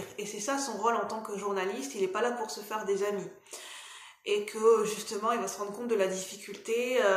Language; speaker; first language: French; native; French